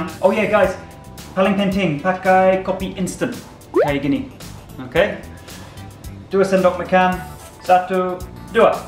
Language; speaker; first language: Indonesian; non-native, learner; English